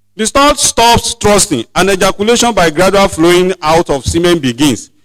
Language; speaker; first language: English; non-native, local second language; Yoruba